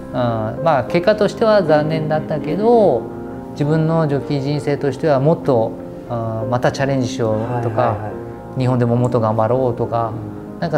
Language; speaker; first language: Japanese; native; Japanese